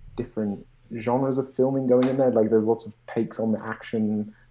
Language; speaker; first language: English; native; English